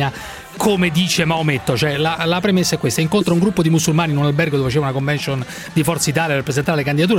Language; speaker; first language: Italian; native; Italian